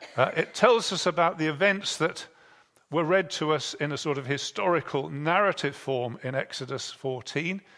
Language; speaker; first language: English; native; English